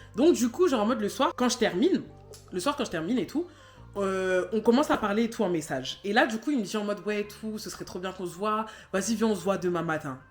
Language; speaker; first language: French; native; French